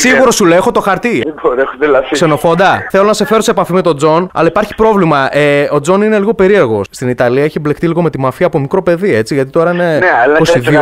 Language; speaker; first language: Greek; native; Greek